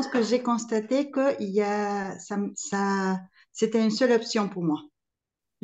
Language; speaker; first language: French; non-native, fluent; Spanish